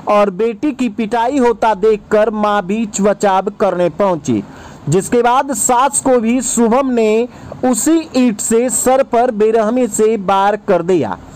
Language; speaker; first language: Hindi; native; Hindi